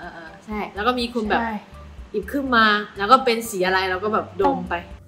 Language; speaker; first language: Thai; non-native, fluent; Chinese